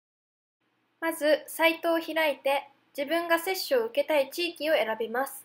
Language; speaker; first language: Japanese; early bilingual, heritage; Japanese